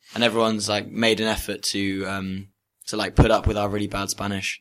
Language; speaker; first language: English; native; English